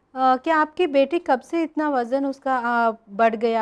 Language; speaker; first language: Hindi; non-native, local second language; Telugu